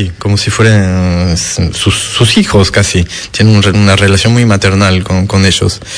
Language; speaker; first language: Spanish; non-native, fluent; French